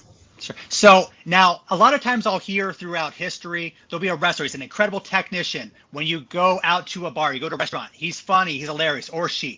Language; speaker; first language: English; native; English